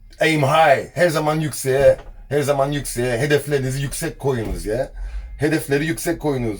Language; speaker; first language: Turkish; early bilingual, heritage; Turkish